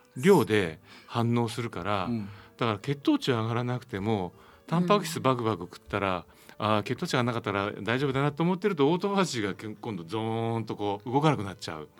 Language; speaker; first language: Japanese; native; Japanese